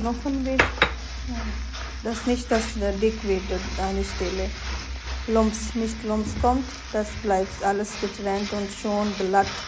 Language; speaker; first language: German; non-native, learner; Hindi